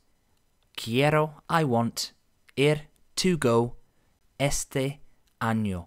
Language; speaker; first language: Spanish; non-native, learner; English